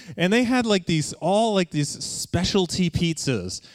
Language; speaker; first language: English; native; English